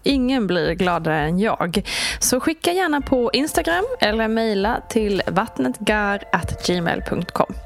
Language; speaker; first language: Swedish; native; Swedish